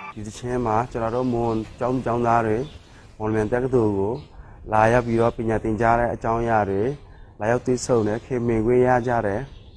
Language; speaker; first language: Burmese; non-native, local second language; Mon